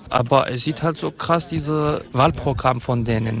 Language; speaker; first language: German; non-native, fluent; Kurdish